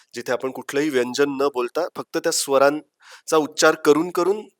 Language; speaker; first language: Marathi; native; Marathi